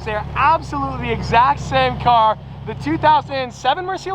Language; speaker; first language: English; native; English